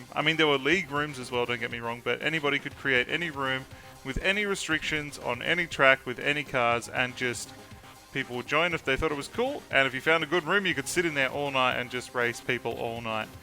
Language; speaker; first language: English; native; English